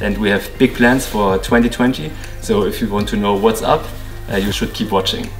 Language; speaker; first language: English; non-native, fluent; German